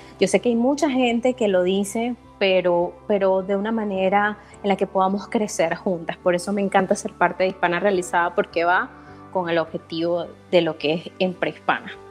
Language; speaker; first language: Spanish; native; Spanish